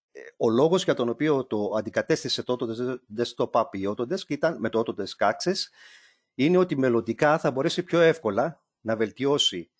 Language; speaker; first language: Greek; native; Greek